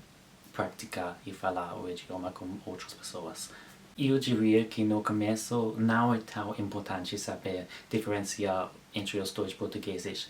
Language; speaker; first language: Portuguese; non-native, learner; English